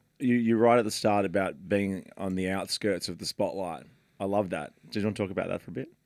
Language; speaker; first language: English; native; English